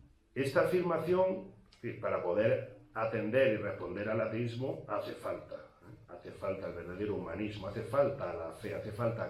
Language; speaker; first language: Spanish; native; Spanish